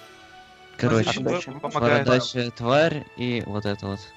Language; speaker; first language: Russian; native; Russian